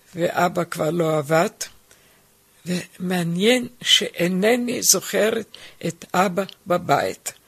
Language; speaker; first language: Hebrew; non-native, fluent; German